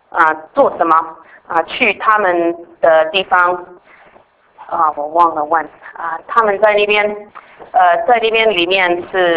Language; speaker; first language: Chinese; non-native, fluent; English